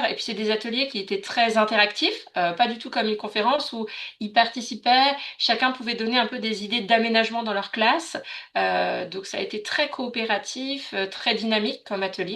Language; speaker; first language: French; native; French